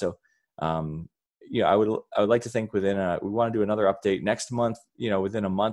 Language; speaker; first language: English; native; English